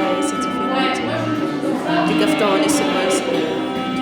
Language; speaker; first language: French; non-native, learner; Arabic